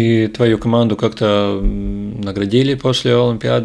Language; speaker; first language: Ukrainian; non-native, learner; Russian